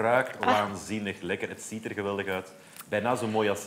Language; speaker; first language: Dutch; native; Dutch